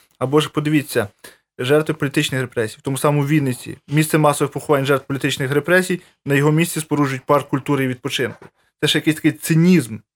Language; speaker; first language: Ukrainian; native; Ukrainian